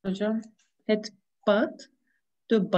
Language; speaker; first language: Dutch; non-native, learner; Turkish